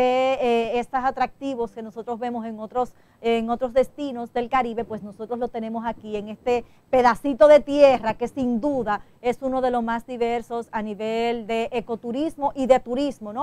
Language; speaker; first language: Spanish; native; Spanish